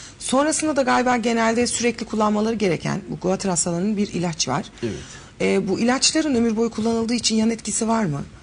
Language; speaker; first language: Turkish; native; Turkish